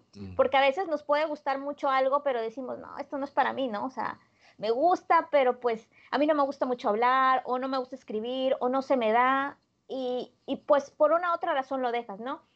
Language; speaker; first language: Spanish; native; Spanish